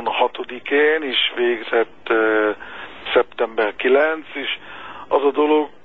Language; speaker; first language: Hungarian; non-native, fluent; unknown